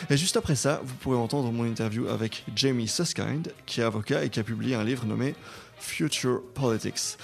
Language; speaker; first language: French; native; French